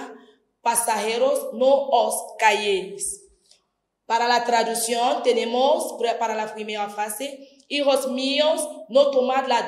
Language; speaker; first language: Spanish; non-native, fluent; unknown